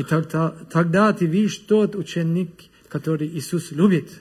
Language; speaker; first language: Russian; non-native, learner; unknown